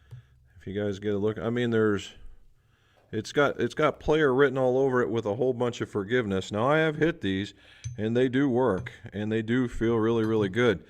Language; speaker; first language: English; native; English